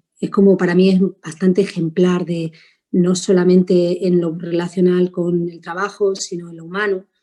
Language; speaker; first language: Spanish; native; Spanish